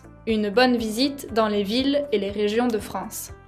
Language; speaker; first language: French; non-native, fluent; Spanish